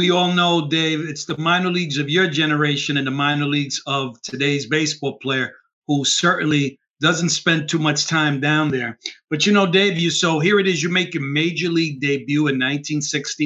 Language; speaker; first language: English; native; English